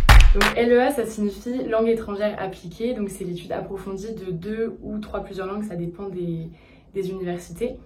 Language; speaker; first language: French; native; French